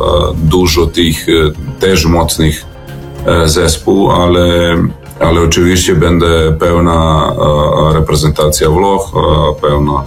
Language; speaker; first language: Polish; non-native, fluent; Serbian